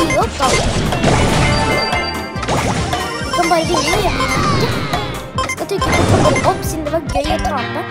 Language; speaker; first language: Norwegian; early bilingual, other home language; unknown